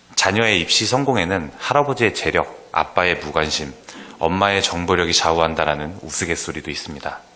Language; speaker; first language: Korean; native; Korean